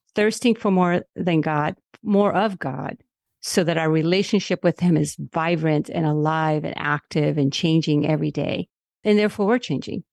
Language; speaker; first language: English; non-native, fluent; Spanish